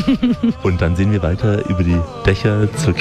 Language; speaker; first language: German; native; German